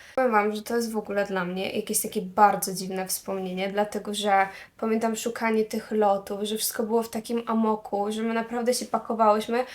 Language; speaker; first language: Polish; native; Polish